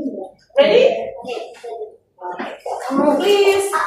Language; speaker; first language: English; non-native, fluent; Indonesian